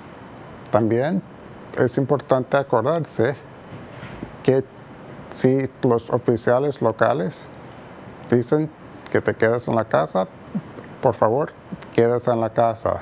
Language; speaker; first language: Spanish; non-native, fluent; English